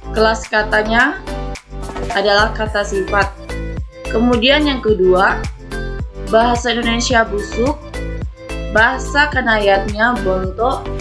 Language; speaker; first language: Indonesian; non-native, local second language; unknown